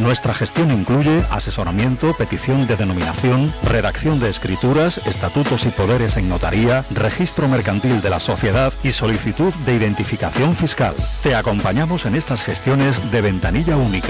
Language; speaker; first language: Spanish; native; Spanish